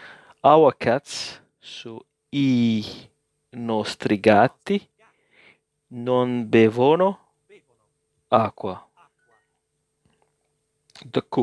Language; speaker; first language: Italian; non-native, learner; English